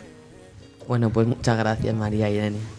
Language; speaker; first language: Spanish; native; Spanish